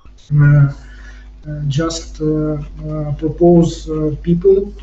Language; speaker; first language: English; non-native, fluent; Ukrainian